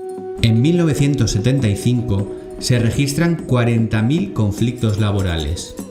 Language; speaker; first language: Spanish; native; Spanish